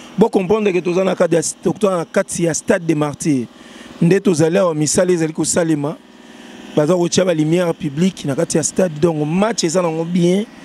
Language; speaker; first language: Lingala; native; Lingala